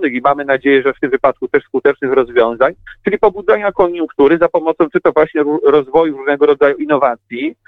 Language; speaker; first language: Polish; native; Polish